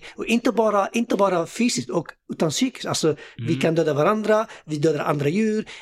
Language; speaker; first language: Swedish; early bilingual, other home language; Assyrian Neo-Aramaic